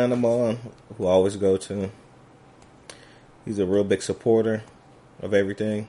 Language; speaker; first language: English; native; English